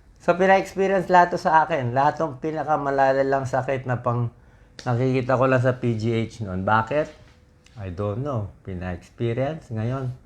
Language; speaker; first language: Filipino; native; Filipino